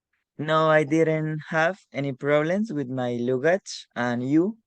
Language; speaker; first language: English; non-native, learner; Spanish